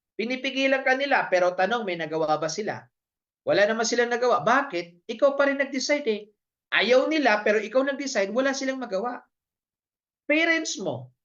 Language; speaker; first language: Filipino; non-native, local second language; Bikol